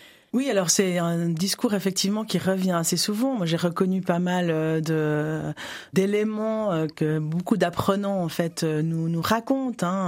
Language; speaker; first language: French; native; French